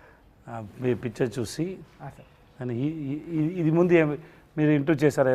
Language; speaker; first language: Telugu; non-native, learner; Tamil